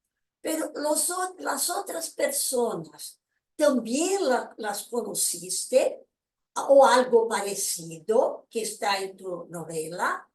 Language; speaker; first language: Spanish; non-native, fluent; Portuguese